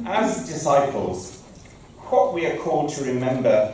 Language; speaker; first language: English; native; English